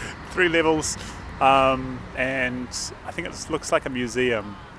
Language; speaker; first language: English; native; English